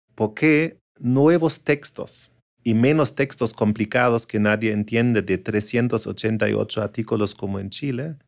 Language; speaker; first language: Spanish; non-native, fluent; German